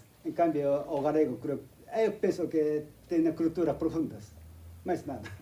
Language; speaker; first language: Galician; non-native, fluent; Japanese